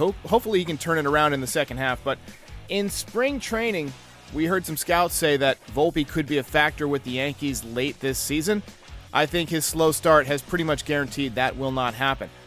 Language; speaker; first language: English; native; English